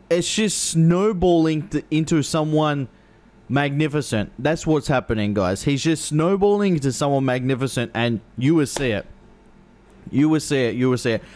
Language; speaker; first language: English; native; English